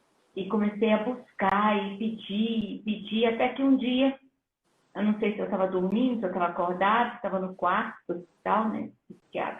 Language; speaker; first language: Portuguese; native; Portuguese